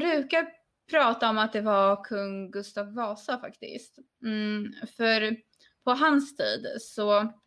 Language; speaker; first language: Swedish; non-native, fluent; Polish